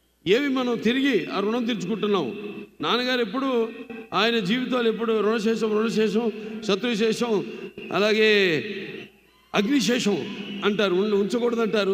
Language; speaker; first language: Telugu; native; Telugu